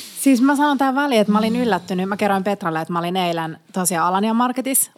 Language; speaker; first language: Finnish; native; Finnish